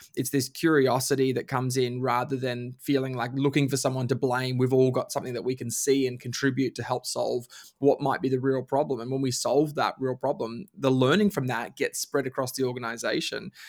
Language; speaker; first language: English; native; English